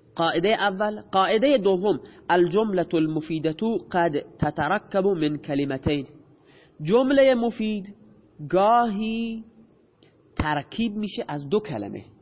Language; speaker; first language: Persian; non-native, local second language; Baluchi